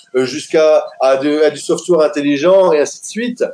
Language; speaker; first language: French; native; French